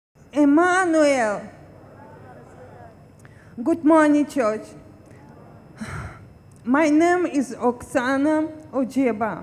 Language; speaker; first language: English; non-native, learner; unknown